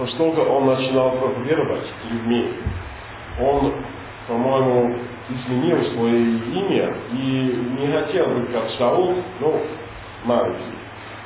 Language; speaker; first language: Russian; non-native, learner; English